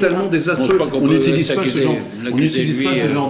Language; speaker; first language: French; native; French